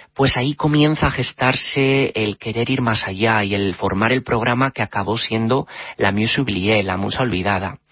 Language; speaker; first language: Spanish; native; Spanish